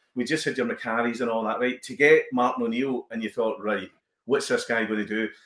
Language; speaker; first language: English; native; English